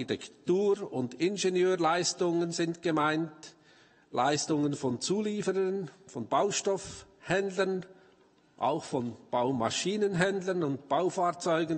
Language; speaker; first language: German; native; German